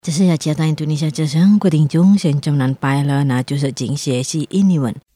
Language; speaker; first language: Chinese; non-native, fluent; Indonesian